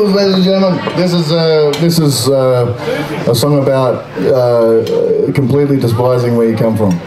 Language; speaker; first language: English; native; English